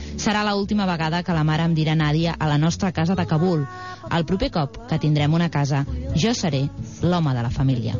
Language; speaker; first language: Catalan; native; Catalan